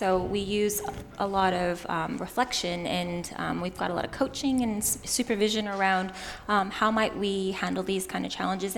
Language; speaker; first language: English; native; English